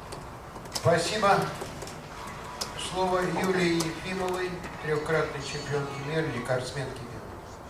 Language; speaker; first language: Russian; native; Russian